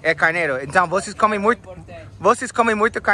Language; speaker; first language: Portuguese; non-native, learner; English